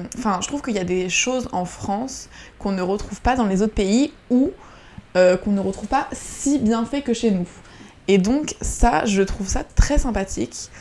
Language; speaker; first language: French; native; French